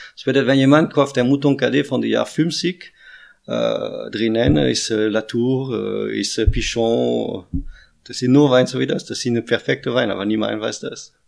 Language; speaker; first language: German; non-native, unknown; French